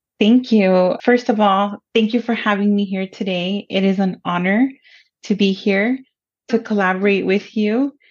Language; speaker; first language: English; early bilingual, other home language; Spanish